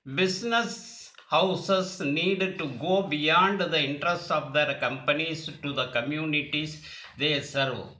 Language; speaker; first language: English; non-native, local second language; Tamil